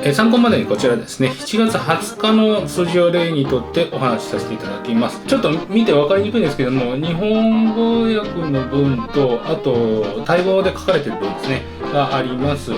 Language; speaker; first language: Japanese; native; Japanese